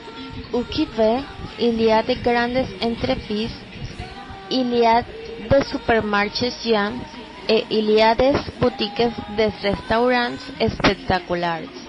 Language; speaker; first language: French; non-native, learner; Spanish